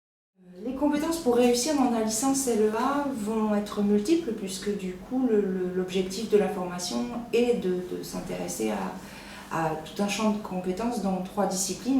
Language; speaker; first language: French; native; French